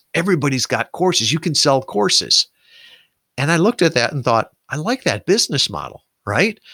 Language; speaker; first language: English; native; English